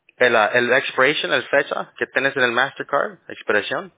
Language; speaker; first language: Spanish; early bilingual, heritage; Spanish